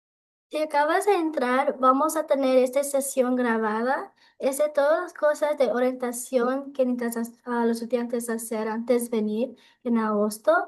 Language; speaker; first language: Spanish; non-native, local second language; English